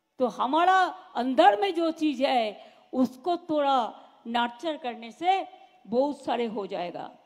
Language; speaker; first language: Hindi; non-native, local second language; Bangla